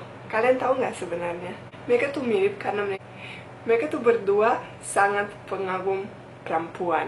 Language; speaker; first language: Indonesian; non-native, fluent; Bosnian